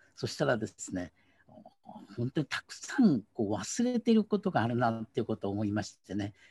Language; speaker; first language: Japanese; native; Japanese